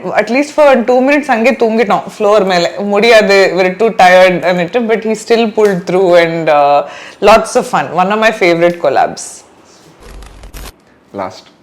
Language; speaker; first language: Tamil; non-native, learner; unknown